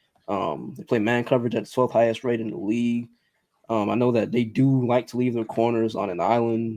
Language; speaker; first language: English; native; English